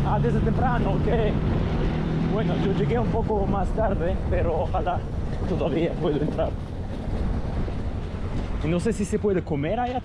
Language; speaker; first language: Spanish; non-native, fluent; Russian